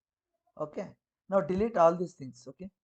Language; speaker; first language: English; non-native, local second language; Kannada